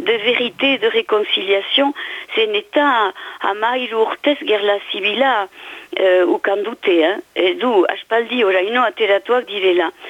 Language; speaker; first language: Basque; native; Basque